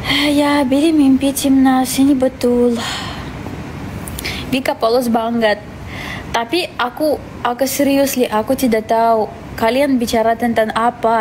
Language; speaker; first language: Indonesian; non-native, fluent; Russian